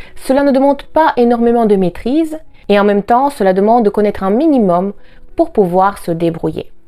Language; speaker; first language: French; non-native, fluent; Russian